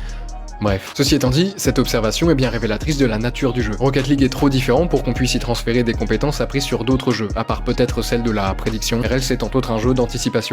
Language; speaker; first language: French; native; French